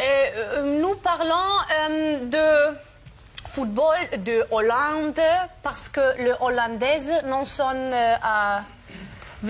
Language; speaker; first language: French; non-native, learner; German